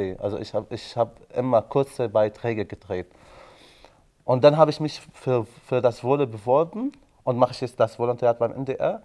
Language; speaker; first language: German; non-native, fluent; Arabic